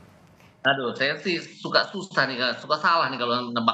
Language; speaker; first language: Indonesian; native; Indonesian